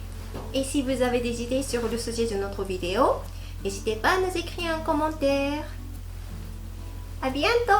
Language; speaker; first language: French; non-native, fluent; Japanese